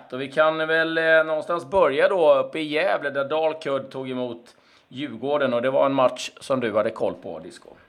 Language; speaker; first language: Swedish; native; Swedish